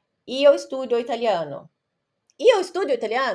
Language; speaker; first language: Italian; non-native, fluent; Portuguese